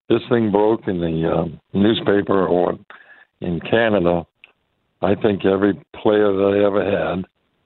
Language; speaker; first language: English; native; English